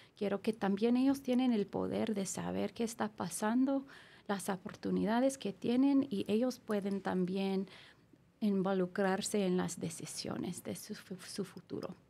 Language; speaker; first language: Spanish; non-native, learner; English